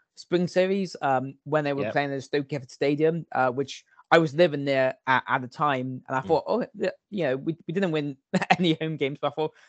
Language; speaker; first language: English; native; English